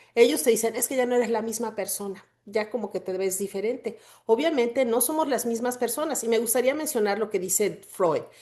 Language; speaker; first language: Spanish; native; Spanish